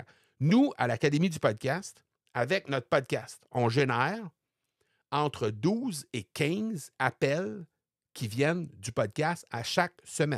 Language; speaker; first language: French; native; French